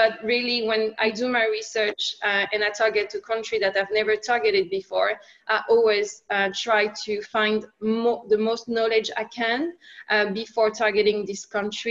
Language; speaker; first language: English; non-native, fluent; French